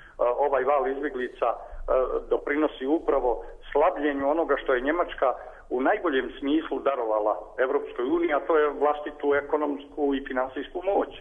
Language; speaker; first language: Bosnian; native; Bosnian